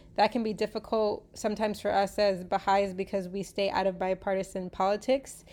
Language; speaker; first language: English; native; English